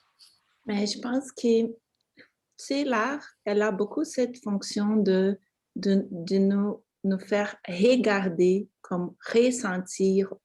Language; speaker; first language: French; non-native, fluent; Portuguese